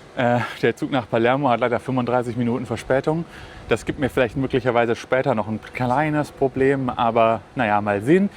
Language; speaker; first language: German; native; German